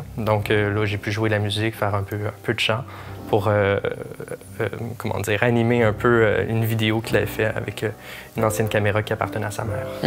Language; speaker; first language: French; native; French